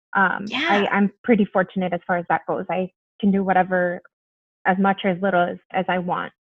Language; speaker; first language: English; early bilingual, other home language; Spanish